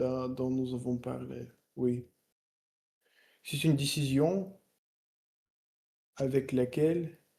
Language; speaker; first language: French; non-native, learner; Russian